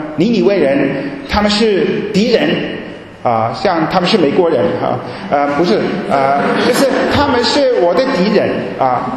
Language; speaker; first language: Chinese; non-native, fluent; German